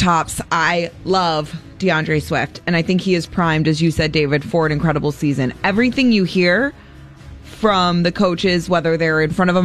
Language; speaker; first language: English; native; English